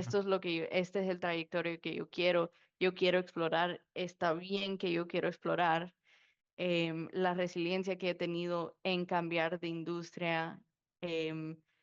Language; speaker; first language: Spanish; early bilingual, heritage; Spanish